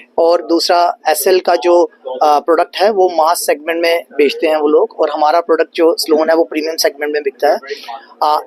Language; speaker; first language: Hindi; native; Hindi